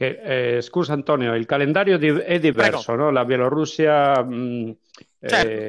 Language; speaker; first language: Italian; non-native, fluent; Spanish